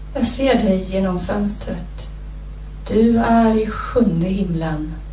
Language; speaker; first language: Swedish; native; Swedish